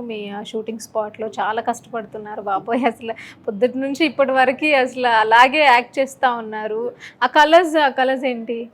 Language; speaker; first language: Telugu; native; Telugu